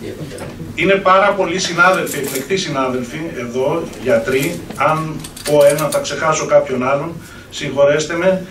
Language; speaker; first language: Greek; native; Greek